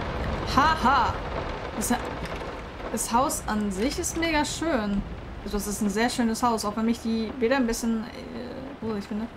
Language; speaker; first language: German; native; German